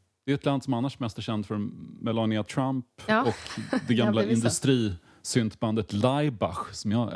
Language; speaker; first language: Swedish; native; Swedish